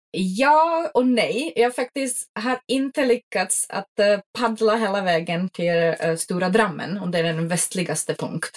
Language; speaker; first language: Swedish; non-native, fluent; Czech